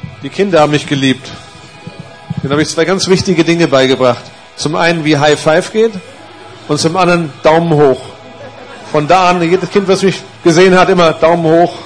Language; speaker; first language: German; native; German